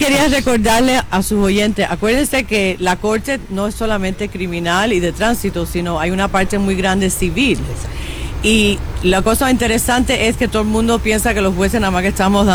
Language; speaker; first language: Spanish; early bilingual, heritage; Spanish